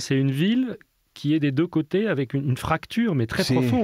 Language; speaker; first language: French; native; French